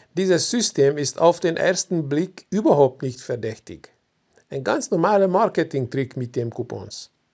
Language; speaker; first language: German; non-native, fluent; Hungarian